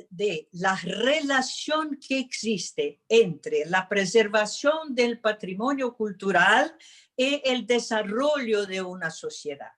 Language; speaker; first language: Spanish; non-native, fluent; Portuguese